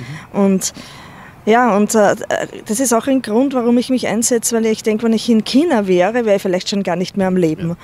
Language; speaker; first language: German; non-native, fluent; Chinese